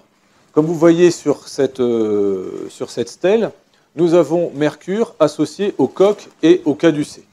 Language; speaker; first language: French; native; French